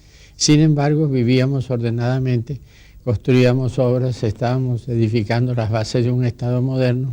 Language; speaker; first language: Spanish; native; Spanish